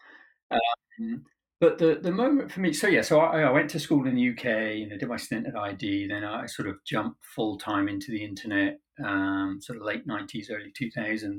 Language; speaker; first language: English; native; English